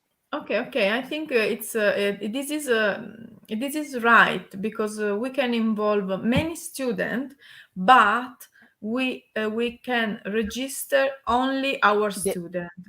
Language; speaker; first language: English; non-native, learner; Italian